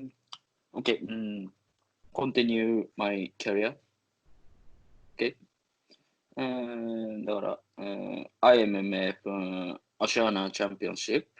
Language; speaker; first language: English; non-native, learner; Japanese